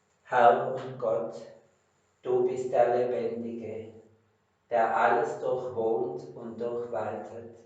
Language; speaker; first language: German; native; German